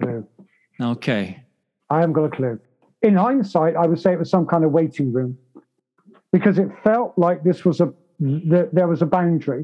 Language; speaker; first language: English; native; English